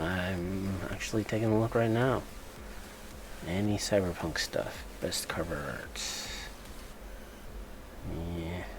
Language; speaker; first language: English; native; English